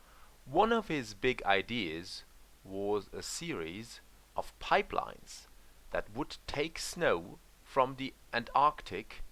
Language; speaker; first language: English; non-native, fluent; German